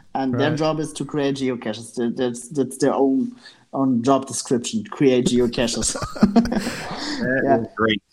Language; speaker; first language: English; non-native, fluent; German